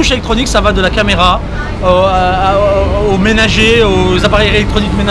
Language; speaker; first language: French; native; French